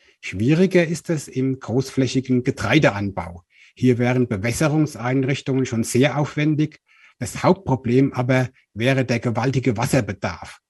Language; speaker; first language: German; native; German